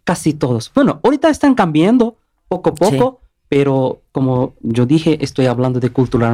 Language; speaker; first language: Spanish; non-native, learner; Bangla